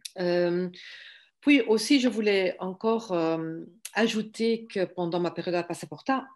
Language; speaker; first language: French; non-native, fluent; Dutch